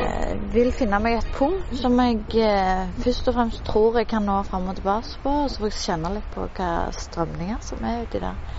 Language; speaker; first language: Norwegian; native; Norwegian